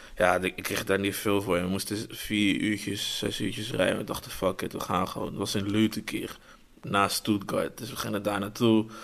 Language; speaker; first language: Dutch; native; Dutch